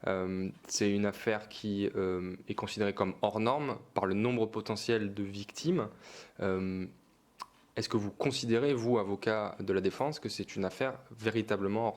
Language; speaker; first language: French; native; French